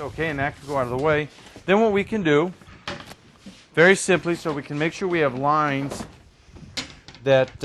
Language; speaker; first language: English; native; English